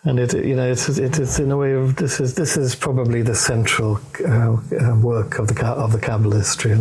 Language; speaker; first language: English; native; English